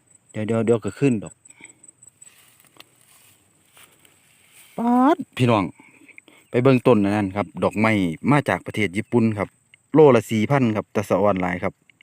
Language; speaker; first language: Thai; non-native, local second language; Northeastern Thai